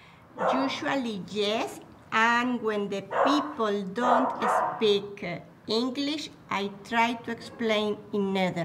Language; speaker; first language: English; non-native, learner; Spanish